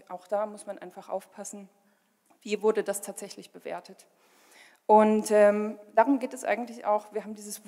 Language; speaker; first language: German; native; German